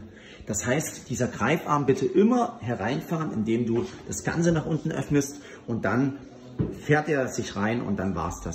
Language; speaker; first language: German; native; German